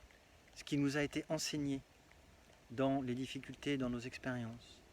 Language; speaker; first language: French; native; French